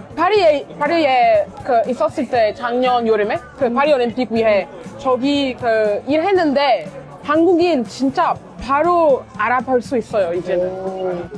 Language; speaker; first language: Korean; non-native, fluent; French